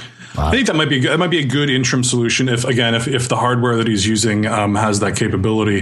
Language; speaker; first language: English; native; English